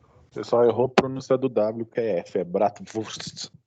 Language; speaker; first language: Portuguese; native; Portuguese